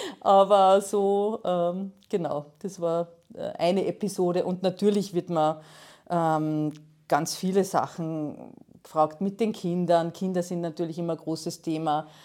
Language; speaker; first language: German; native; German